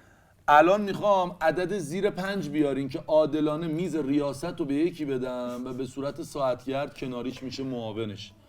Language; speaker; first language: Persian; native; Persian